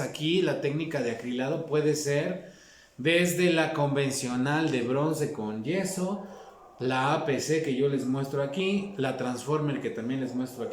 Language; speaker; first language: Spanish; native; Spanish